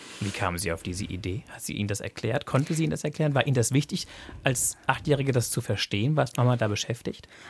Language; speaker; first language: German; native; German